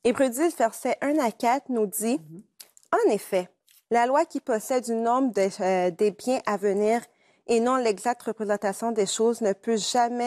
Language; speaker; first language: French; native; French